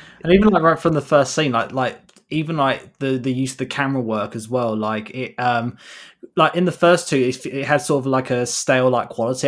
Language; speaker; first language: English; native; English